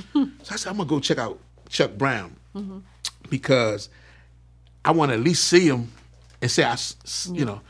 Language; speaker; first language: English; native; English